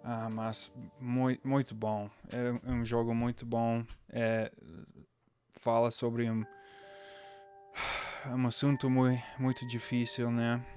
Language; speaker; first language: Portuguese; non-native, fluent; English